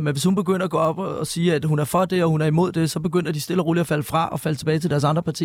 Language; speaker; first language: Danish; native; Danish